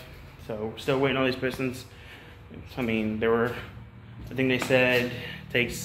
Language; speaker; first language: English; native; English